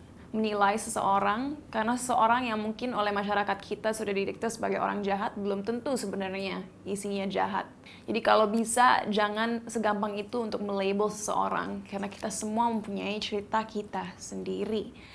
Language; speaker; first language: Indonesian; early bilingual, heritage; Indonesian